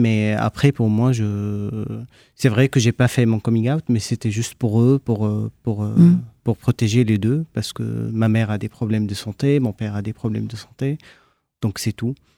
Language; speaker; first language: French; non-native, fluent; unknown